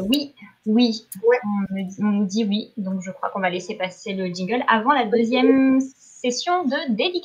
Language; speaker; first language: French; native; French